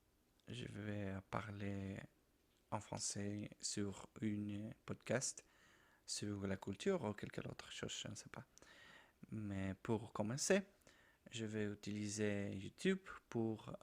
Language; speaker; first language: French; non-native, learner; Spanish